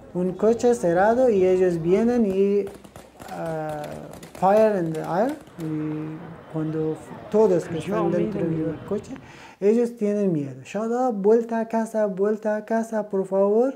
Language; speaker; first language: Spanish; non-native, learner; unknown